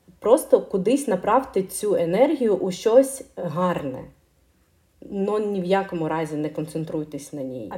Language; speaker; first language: Ukrainian; non-native, local second language; Russian